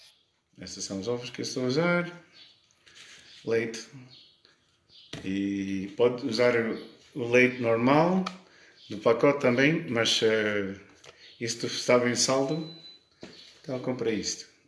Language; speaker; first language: Portuguese; early bilingual, heritage; Portuguese